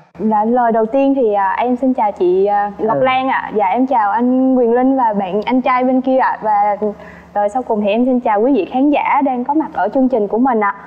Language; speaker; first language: Vietnamese; native; Vietnamese